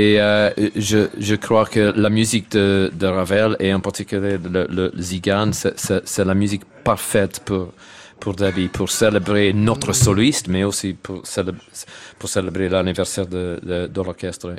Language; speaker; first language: French; non-native, learner; English